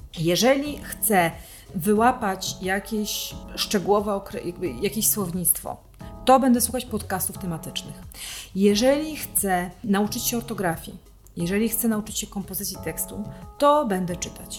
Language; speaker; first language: Polish; native; Polish